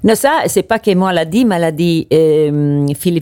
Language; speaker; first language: French; non-native, learner; Italian